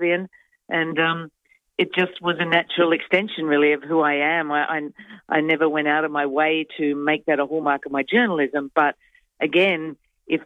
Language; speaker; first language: English; native; English